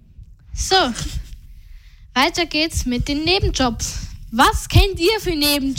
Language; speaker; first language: German; native; German